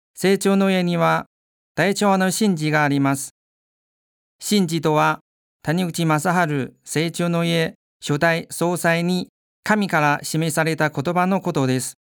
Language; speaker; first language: Japanese; non-native, fluent; Chinese